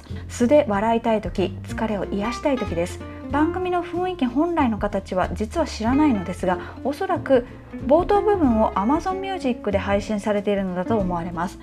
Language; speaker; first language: Japanese; native; Japanese